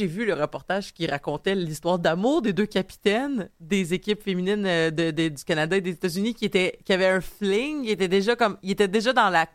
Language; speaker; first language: French; native; French